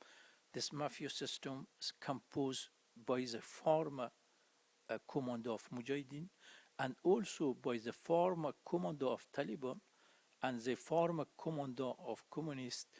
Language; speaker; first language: English; non-native, fluent; Persian